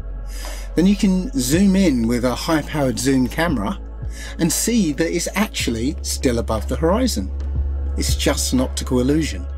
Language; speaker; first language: English; native; English